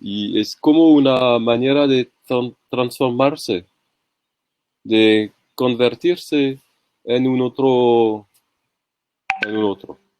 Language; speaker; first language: Spanish; non-native, learner; French